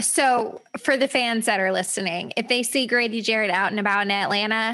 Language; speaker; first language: English; native; English